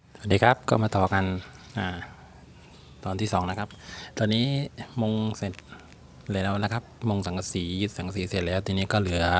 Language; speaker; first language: Thai; native; Thai